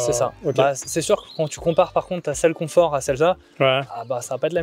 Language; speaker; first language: French; native; French